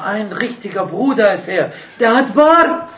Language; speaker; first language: German; non-native, fluent; Arabic